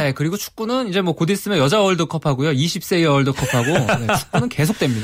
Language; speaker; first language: Korean; native; Korean